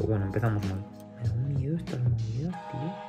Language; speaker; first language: Spanish; native; Spanish